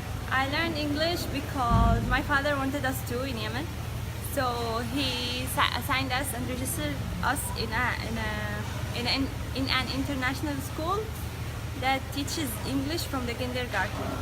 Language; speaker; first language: English; non-native, fluent; Arabic